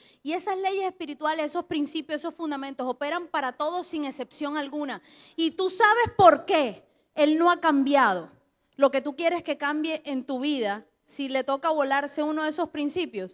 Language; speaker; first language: Spanish; native; Spanish